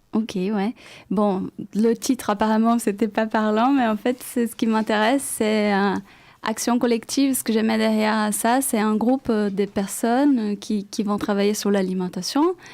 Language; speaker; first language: French; non-native, fluent; Portuguese